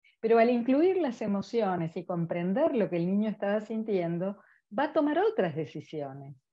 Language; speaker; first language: Spanish; native; Spanish